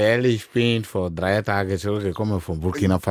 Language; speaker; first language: German; non-native, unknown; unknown